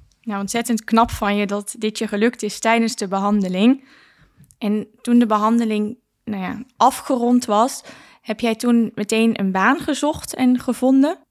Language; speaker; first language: Dutch; native; Dutch